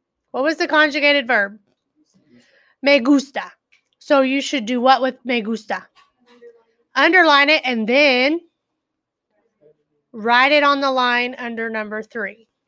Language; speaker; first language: English; native; English